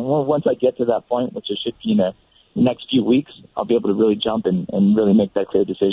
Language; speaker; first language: English; native; English